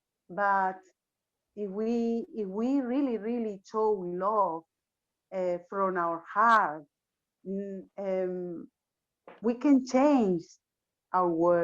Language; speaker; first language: English; non-native, learner; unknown